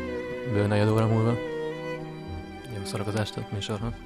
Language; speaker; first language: Hungarian; native; Hungarian